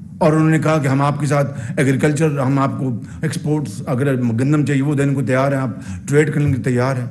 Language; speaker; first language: Urdu; non-native, local second language; Punjabi